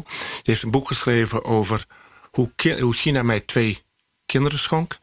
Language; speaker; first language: Dutch; native; Dutch